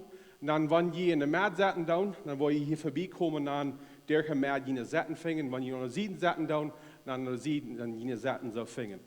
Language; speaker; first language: German; non-native, learner; Plautdietsch